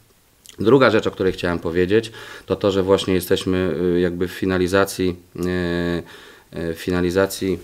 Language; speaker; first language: Polish; native; Polish